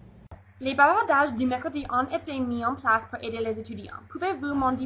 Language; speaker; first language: French; non-native, learner; English